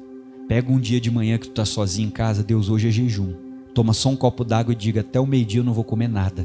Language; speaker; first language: Portuguese; native; Portuguese